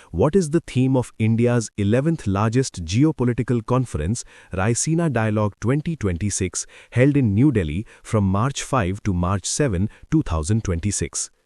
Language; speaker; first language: English; non-native, local second language; Hindi